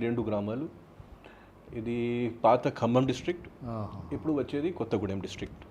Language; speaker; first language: Telugu; non-native, fluent; Hindi